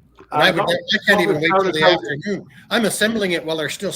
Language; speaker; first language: English; native; English